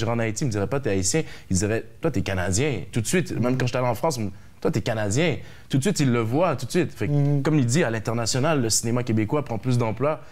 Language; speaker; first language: French; early bilingual, other home language; Haitian Creole